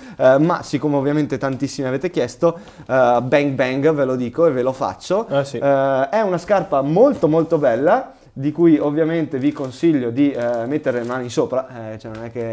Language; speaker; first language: Italian; native; Italian